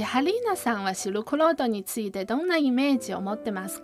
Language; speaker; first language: Japanese; non-native, fluent; Chinese